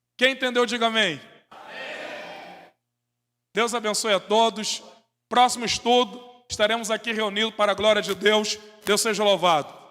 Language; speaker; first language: Portuguese; native; Portuguese